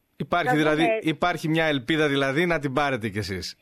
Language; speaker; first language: Greek; native; Greek